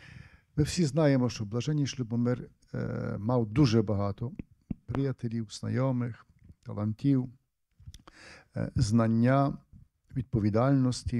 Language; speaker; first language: Ukrainian; native; Ukrainian